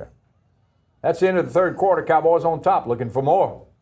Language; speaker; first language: English; native; English